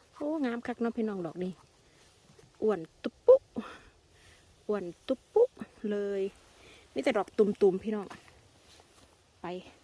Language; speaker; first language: Thai; native; Thai